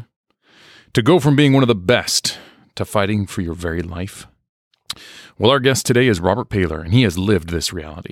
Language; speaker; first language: English; native; English